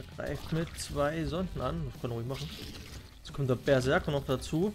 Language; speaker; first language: German; native; German